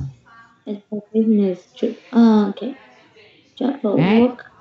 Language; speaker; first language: English; non-native, learner; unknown